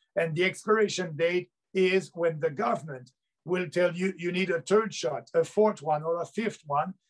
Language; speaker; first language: English; native; English